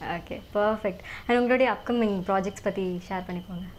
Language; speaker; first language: Tamil; native; Tamil